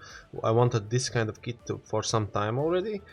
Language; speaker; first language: English; non-native, learner; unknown